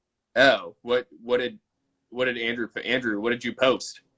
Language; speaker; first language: English; native; English